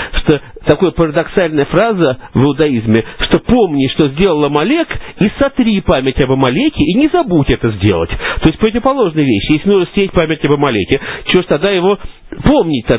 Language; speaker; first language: Russian; native; Russian